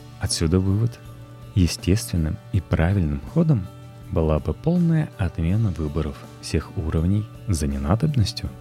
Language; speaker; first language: Russian; native; Russian